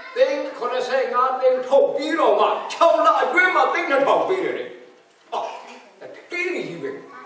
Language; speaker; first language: Burmese; non-native, local second language; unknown